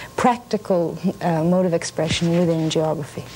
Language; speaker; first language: English; native; English